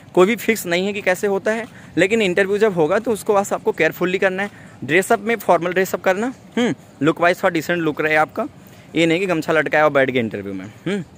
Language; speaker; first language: Hindi; native; Hindi